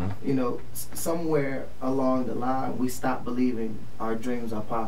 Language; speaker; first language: English; native; English